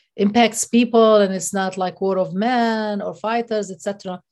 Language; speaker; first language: English; non-native, fluent; Arabic